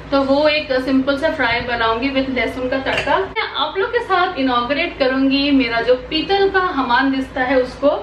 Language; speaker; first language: Hindi; non-native, local second language; Bangla